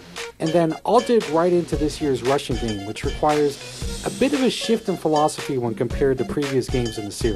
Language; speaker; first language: English; native; English